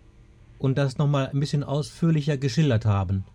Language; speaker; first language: German; native; German